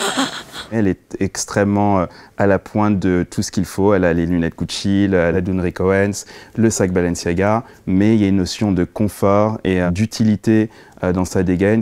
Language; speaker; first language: French; native; French